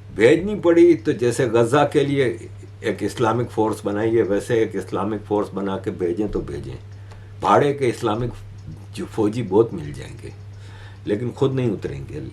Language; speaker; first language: Hindi; native; Hindi